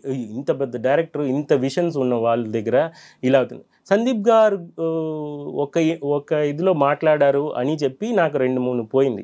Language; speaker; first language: Telugu; non-native, fluent; Tamil